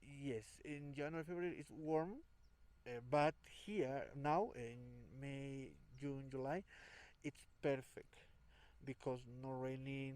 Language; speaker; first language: English; non-native, learner; Spanish